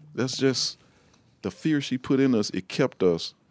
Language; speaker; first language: English; native; English